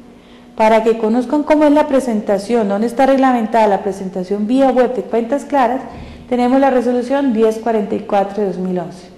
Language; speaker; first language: Spanish; native; Spanish